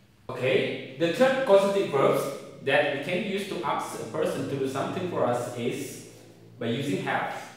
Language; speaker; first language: English; non-native, fluent; Indonesian